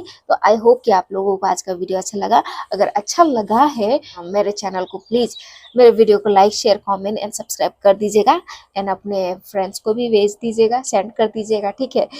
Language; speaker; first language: Hindi; non-native, local second language; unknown